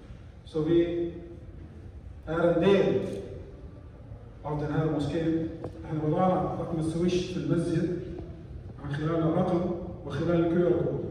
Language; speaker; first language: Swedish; non-native, fluent; Arabic